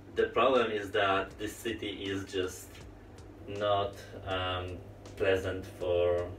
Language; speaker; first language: English; non-native, fluent; Polish